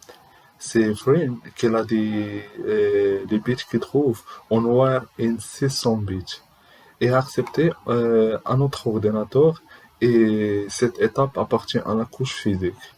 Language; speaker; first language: French; non-native, learner; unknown